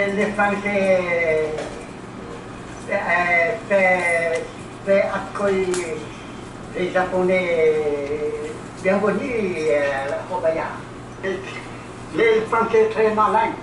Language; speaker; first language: French; non-native, learner; Chinese